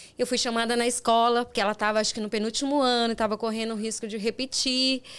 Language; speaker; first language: Portuguese; native; Portuguese